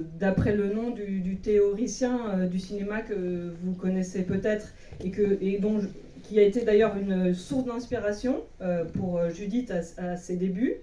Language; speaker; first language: French; native; French